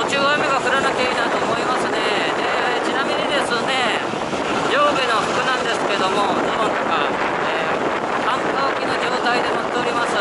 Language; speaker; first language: Japanese; native; Japanese